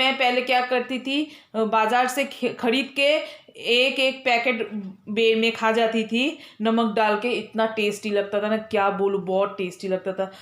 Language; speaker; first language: Hindi; non-native, local second language; Bangla